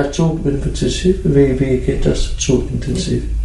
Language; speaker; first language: German; non-native, fluent; Dutch